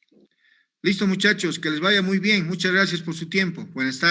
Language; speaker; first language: Spanish; native; Spanish